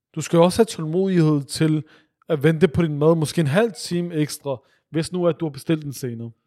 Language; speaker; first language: Danish; early bilingual, other home language; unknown